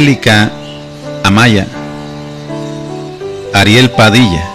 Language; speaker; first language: Spanish; native; Spanish